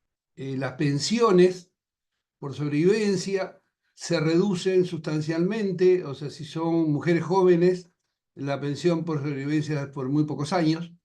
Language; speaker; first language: Spanish; native; Spanish